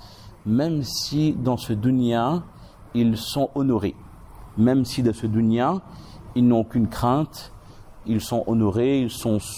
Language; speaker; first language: French; native; French